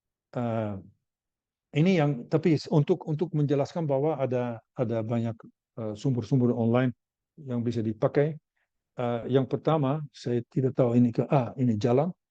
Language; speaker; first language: Indonesian; non-native, learner; Dutch